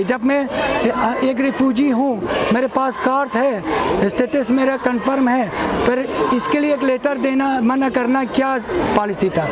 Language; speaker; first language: Hindi; non-native, fluent; Persian